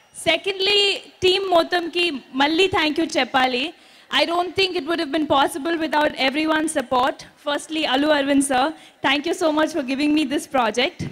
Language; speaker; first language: Telugu; non-native, fluent; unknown